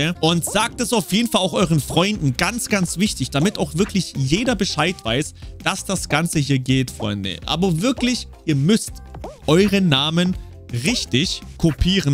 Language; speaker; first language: German; native; German